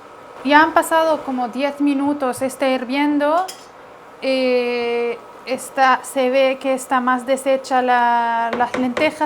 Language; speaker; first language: Spanish; non-native, fluent; Arabic